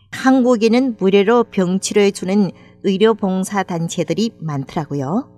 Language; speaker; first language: Korean; native; Korean